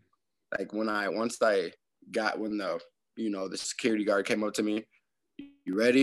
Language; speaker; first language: English; native; English